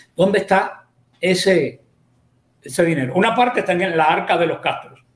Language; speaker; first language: Spanish; native; Spanish